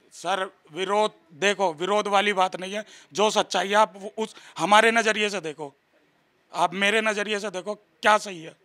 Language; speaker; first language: Hindi; native; Hindi